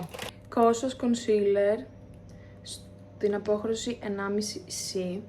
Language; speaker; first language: Greek; native; Greek